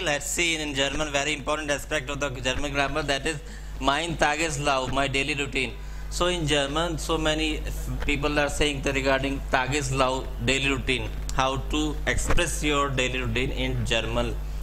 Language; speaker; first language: English; non-native, local second language; Hindi